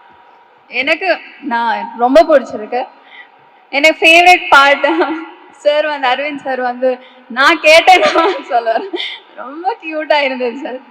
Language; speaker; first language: Tamil; non-native, fluent; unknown